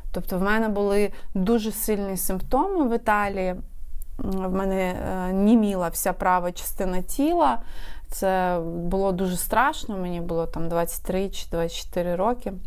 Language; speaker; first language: Ukrainian; non-native, local second language; Russian